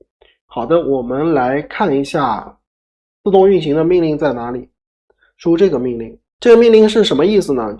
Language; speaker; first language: Chinese; native; Chinese